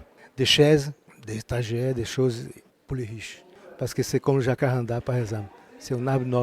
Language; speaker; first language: French; non-native, fluent; Portuguese